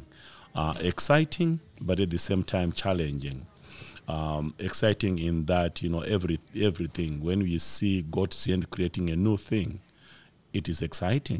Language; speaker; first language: English; non-native, local second language; Shona